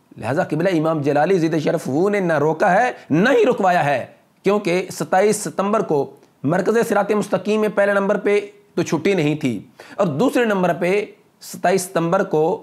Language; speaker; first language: Urdu; non-native, local second language; Punjabi